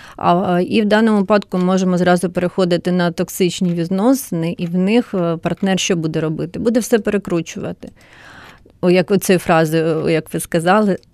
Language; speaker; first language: Ukrainian; non-native, local second language; Russian